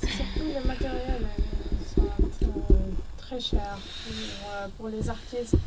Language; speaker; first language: French; non-native, learner; Arabic